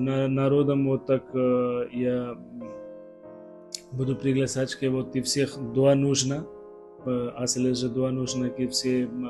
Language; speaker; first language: Russian; non-native, learner; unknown